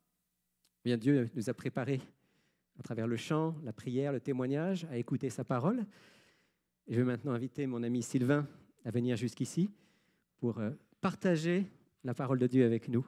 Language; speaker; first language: French; native; French